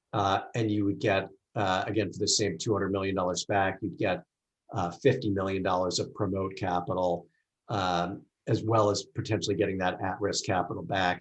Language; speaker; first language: English; native; English